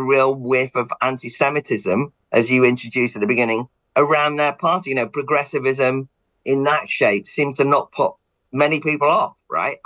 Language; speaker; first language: English; native; English